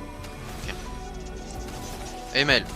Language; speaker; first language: French; native; French